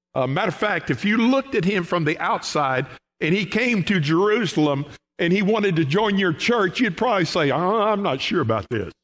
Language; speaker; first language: English; native; English